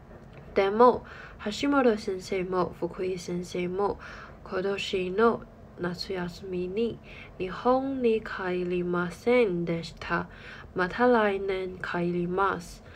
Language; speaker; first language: Japanese; non-native, learner; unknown